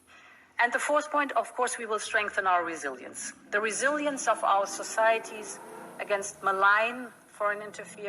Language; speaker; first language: English; non-native, fluent; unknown